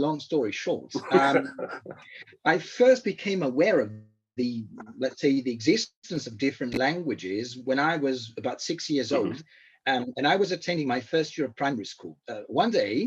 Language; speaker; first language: English; non-native, fluent; Italian